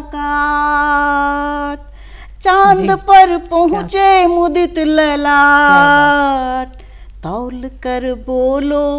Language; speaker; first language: Hindi; non-native, local second language; Maithili